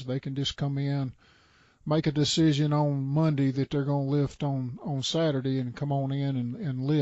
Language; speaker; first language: English; native; English